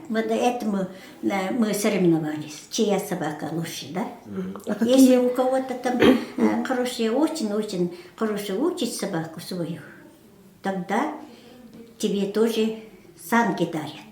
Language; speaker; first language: Russian; non-native, local second language; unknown